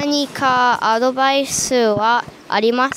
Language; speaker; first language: Japanese; non-native, learner; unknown